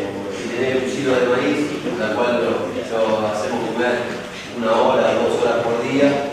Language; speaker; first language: Spanish; native; Spanish